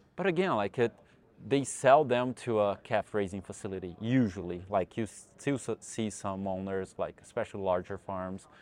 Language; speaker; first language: English; non-native, fluent; Portuguese